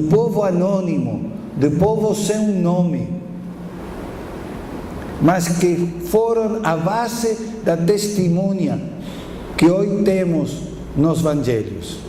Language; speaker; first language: Portuguese; non-native, fluent; Spanish